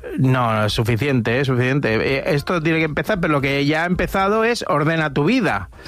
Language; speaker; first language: Spanish; native; Spanish